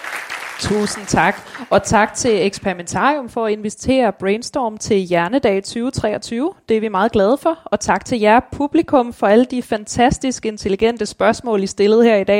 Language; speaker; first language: Danish; native; Danish